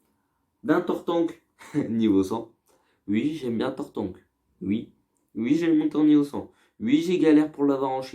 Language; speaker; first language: French; native; French